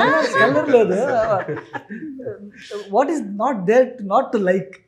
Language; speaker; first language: Telugu; non-native, learner; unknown